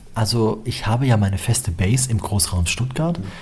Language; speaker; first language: German; native; German